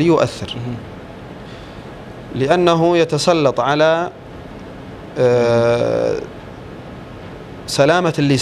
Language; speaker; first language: Arabic; native; Arabic